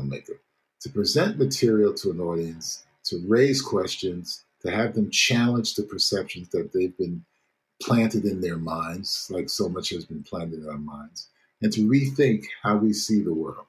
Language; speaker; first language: English; native; English